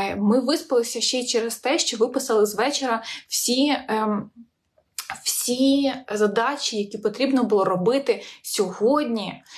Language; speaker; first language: Ukrainian; non-native, local second language; Russian